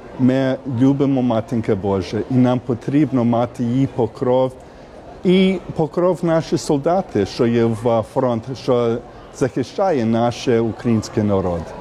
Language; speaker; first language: Ukrainian; early bilingual, heritage; Ukrainian